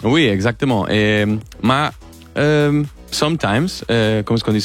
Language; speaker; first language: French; non-native, learner; Spanish